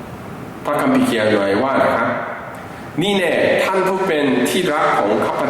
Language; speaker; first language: Thai; non-native, fluent; Korean